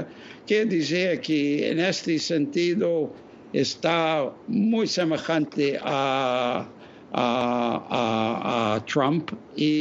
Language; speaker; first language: Spanish; non-native, fluent; English